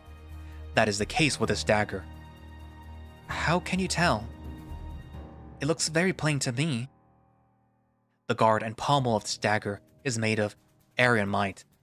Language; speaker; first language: English; native; English